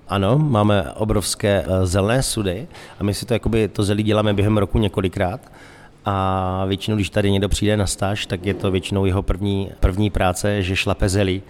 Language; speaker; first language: Czech; native; Czech